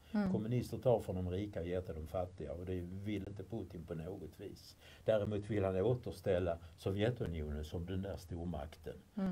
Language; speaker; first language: Swedish; native; Swedish